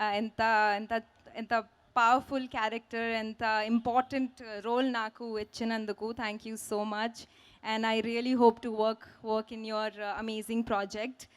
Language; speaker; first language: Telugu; non-native, learner; Hindi